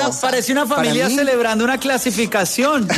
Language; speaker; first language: Spanish; native; Spanish